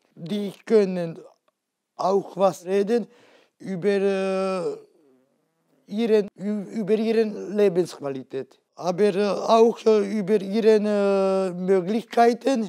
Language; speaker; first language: German; non-native, learner; Hungarian